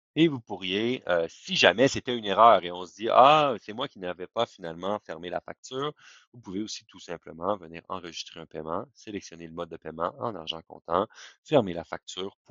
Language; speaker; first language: French; native; French